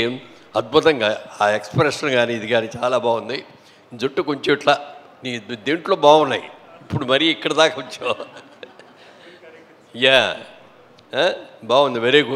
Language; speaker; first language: Telugu; native; Telugu